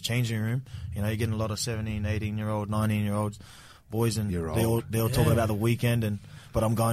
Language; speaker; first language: English; native; English